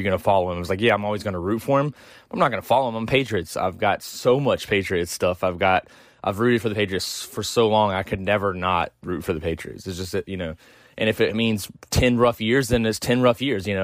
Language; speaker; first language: English; native; English